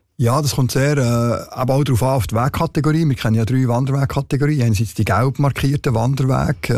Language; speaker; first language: German; native; German